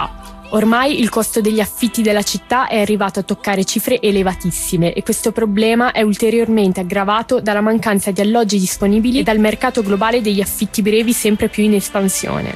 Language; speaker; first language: Italian; native; Italian